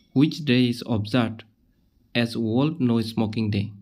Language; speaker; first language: English; non-native, local second language; Assamese